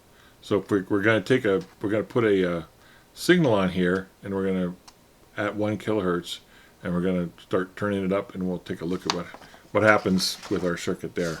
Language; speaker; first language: English; native; English